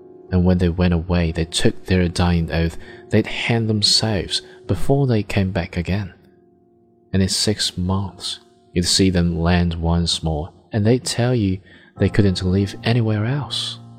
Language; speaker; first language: English; non-native, fluent; Chinese